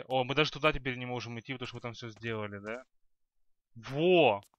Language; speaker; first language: Russian; native; Russian